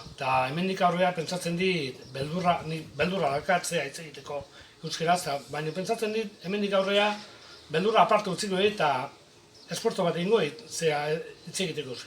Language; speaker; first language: Basque; non-native, learner; Spanish